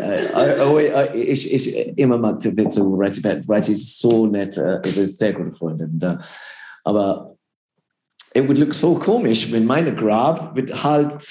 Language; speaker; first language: German; non-native, learner; English